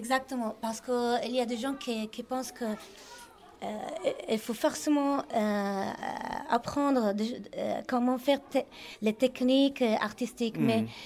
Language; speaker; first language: French; non-native, learner; Arabic